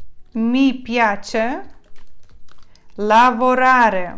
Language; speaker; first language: Italian; non-native, fluent; Ukrainian